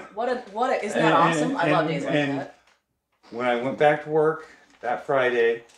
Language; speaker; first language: English; native; English